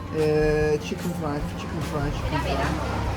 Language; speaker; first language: English; non-native, learner; Turkish